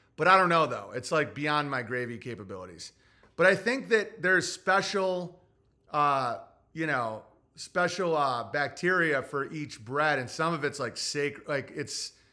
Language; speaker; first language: English; native; English